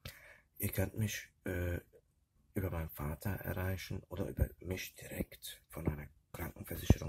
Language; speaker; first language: German; early bilingual, other home language; Turkish